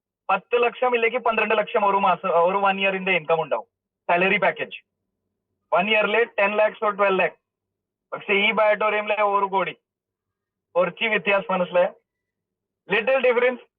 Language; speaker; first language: Malayalam; early bilingual, heritage; Malayalam